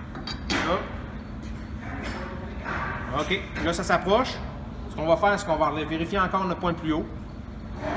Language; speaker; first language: French; native; French